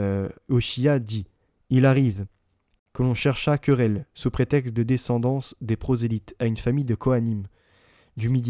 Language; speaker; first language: French; native; French